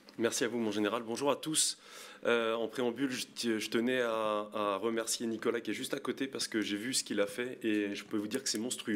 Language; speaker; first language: French; native; French